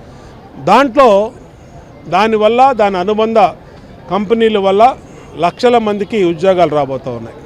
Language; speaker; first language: Telugu; native; Telugu